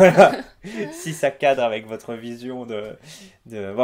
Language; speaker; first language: French; native; French